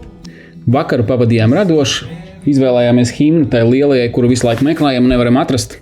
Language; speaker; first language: Latvian; native; Latvian